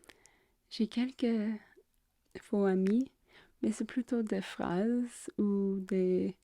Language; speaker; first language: French; non-native, learner; English